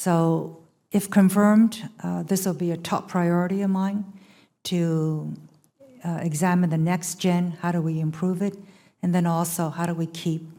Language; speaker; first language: English; early bilingual, other home language; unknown